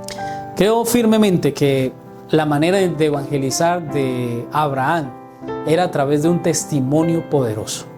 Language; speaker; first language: Spanish; native; Spanish